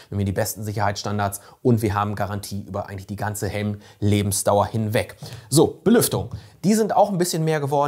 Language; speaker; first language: German; native; German